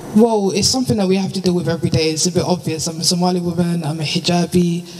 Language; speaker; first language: English; native; English